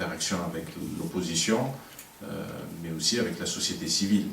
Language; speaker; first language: French; non-native, local second language; Arabic